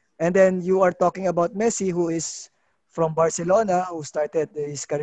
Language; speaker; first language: English; non-native, local second language; Filipino